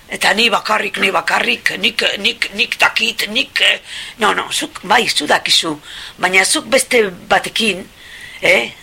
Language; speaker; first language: Basque; non-native, local second language; Spanish